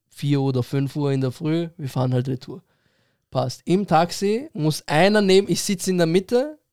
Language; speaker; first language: German; early bilingual, other home language; Persian